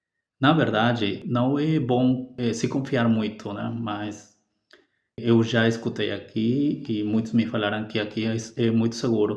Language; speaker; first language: Portuguese; non-native, fluent; Spanish